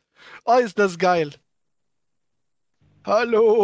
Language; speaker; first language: German; native; German